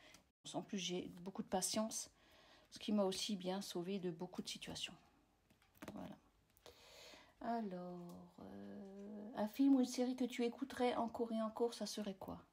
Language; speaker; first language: French; native; French